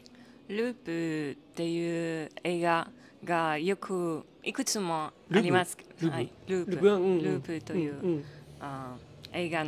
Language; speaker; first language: Japanese; non-native, fluent; French